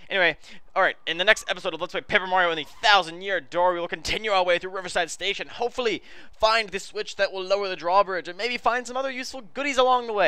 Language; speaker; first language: English; native; English